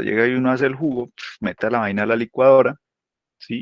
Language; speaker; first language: Spanish; native; Spanish